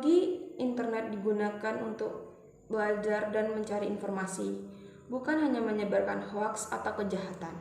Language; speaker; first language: Indonesian; native; Indonesian